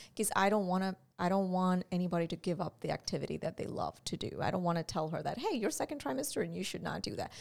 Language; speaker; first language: English; non-native, local second language; Gujarati